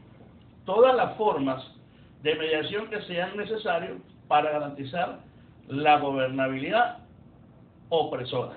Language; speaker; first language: Spanish; native; Spanish